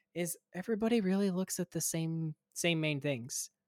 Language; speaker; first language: English; native; English